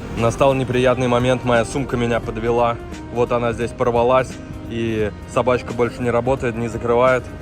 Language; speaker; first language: Russian; native; Russian